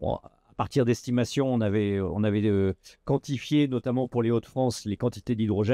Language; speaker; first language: French; native; French